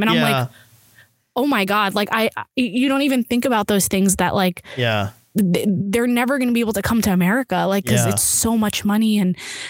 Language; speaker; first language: English; early bilingual, other home language; Urdu